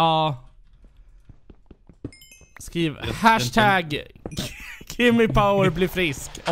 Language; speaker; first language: Swedish; native; Swedish